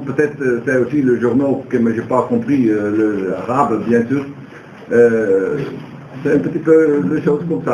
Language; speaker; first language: French; non-native, learner; Dutch